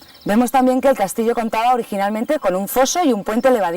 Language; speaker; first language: Spanish; native; Spanish